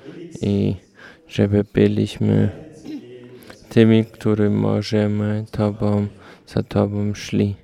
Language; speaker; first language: Polish; non-native, learner; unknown